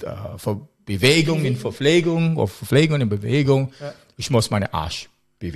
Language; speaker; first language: German; non-native, learner; English